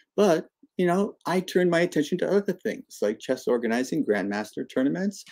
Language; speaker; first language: English; native; English